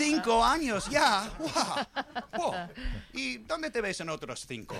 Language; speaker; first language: Spanish; non-native, fluent; English